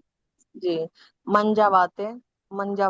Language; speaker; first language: Italian; non-native, learner; Urdu